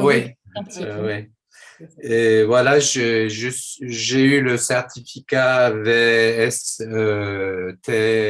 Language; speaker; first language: French; non-native, fluent; Turkish